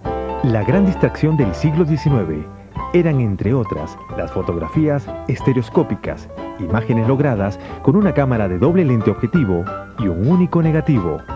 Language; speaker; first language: Spanish; native; Spanish